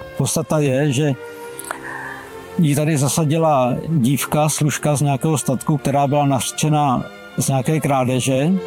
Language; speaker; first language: Czech; native; Czech